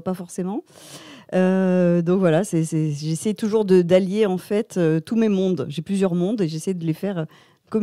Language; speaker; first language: French; native; French